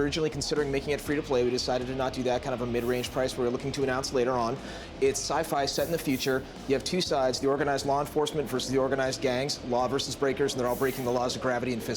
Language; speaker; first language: English; native; English